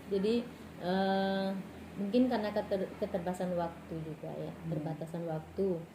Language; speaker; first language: Indonesian; native; Indonesian